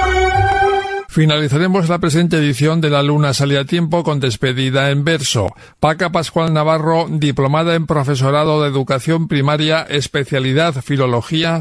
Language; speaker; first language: Spanish; native; Spanish